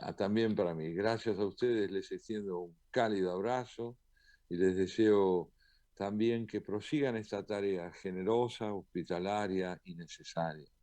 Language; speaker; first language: Spanish; early bilingual, heritage; Spanish